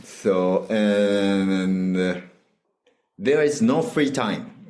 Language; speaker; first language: English; non-native, learner; Japanese